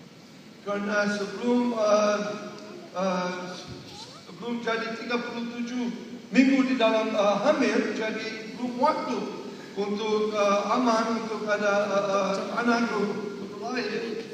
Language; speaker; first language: Indonesian; non-native, learner; English